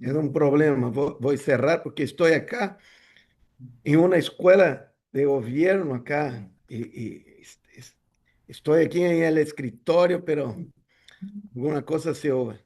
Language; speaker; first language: Spanish; non-native, fluent; Portuguese